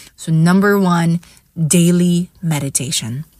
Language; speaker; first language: English; non-native, local second language; Hiligaynon